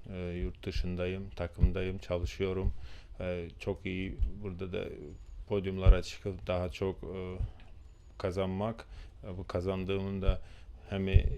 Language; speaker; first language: Turkish; non-native, fluent; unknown